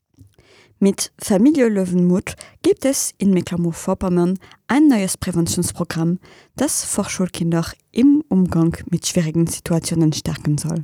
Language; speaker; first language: German; non-native, fluent; French